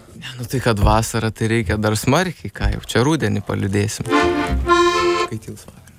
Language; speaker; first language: Lithuanian; native; Lithuanian